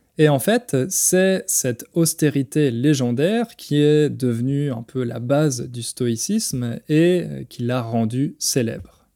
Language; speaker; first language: French; native; French